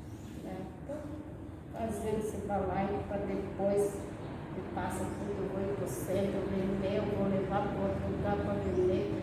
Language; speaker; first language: Portuguese; non-native, local second language; Guarani